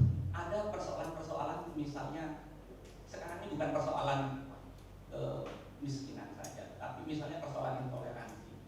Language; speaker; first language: Indonesian; native; Indonesian